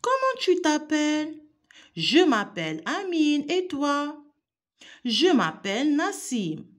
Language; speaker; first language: French; non-native, local second language; Arabic